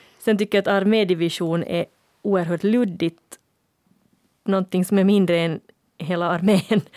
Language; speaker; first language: Swedish; native; Swedish